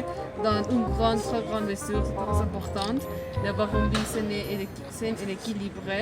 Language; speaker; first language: French; non-native, learner; Spanish